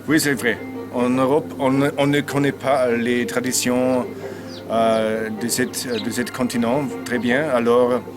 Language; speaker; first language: French; non-native, learner; German